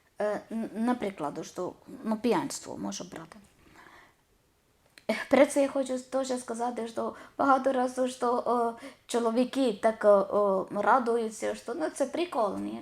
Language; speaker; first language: Ukrainian; non-native, learner; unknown